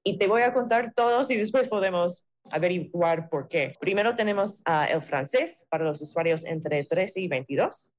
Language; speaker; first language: Spanish; non-native, fluent; English